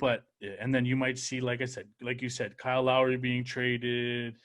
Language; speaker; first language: English; native; English